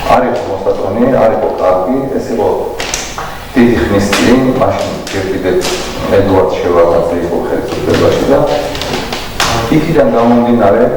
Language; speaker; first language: Georgian; non-native, local second language; Azerbaijani